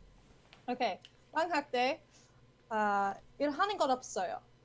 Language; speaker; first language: Korean; non-native, learner; English